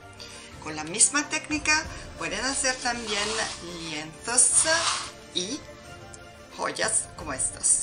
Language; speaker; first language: Spanish; non-native, learner; Italian